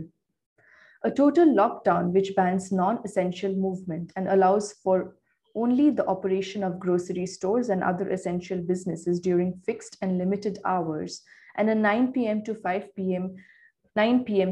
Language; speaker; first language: English; non-native, local second language; Bangla